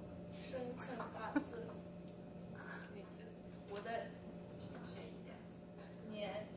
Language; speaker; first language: Chinese; early bilingual, heritage; English